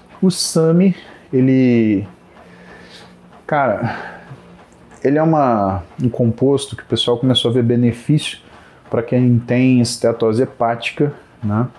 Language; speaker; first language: Portuguese; native; Portuguese